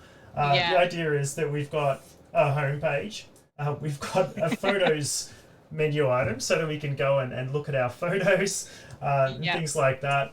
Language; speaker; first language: English; native; English